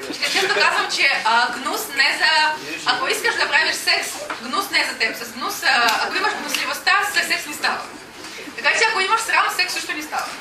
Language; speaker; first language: Bulgarian; non-native, fluent; Russian